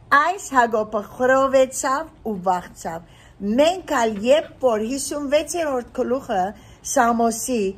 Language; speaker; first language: Armenian; early bilingual, heritage; Armenian